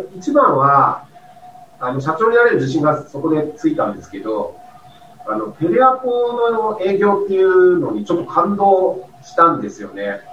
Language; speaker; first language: Japanese; native; Japanese